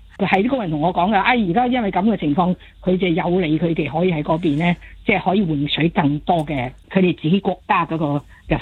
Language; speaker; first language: Cantonese; native; Cantonese